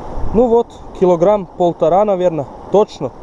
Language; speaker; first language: Russian; early bilingual, heritage; Russian